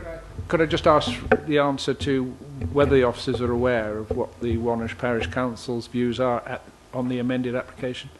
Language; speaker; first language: English; native; English